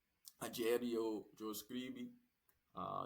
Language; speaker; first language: Spanish; non-native, learner; English